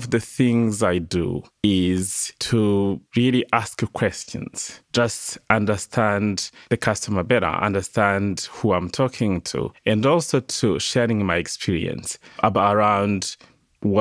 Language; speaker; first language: English; non-native, local second language; Kinyarwanda